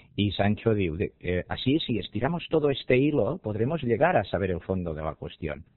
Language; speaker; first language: Spanish; non-native, local second language; Catalan